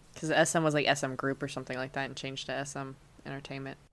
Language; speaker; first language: English; native; English